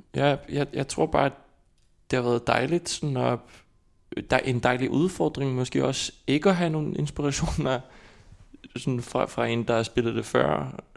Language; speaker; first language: Danish; non-native, fluent; Icelandic